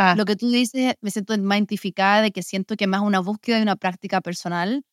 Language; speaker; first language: Spanish; early bilingual, heritage; Spanish